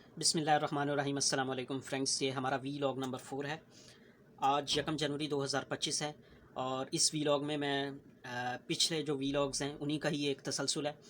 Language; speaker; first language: Urdu; native; Urdu